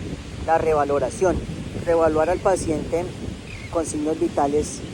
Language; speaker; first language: Spanish; native; Spanish